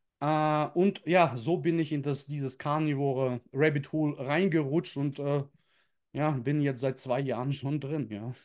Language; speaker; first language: German; early bilingual, other home language; Russian